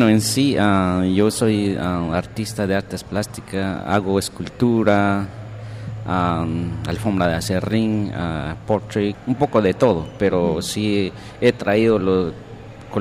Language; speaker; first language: Spanish; non-native, local second language; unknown